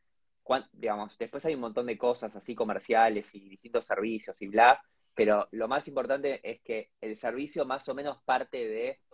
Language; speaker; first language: Spanish; native; Spanish